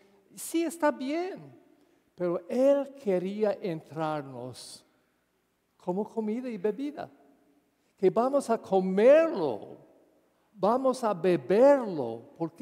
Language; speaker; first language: Spanish; non-native, fluent; English